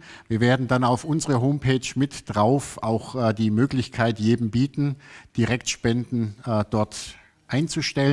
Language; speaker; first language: German; native; German